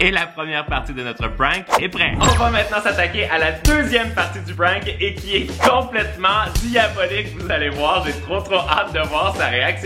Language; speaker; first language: French; native; French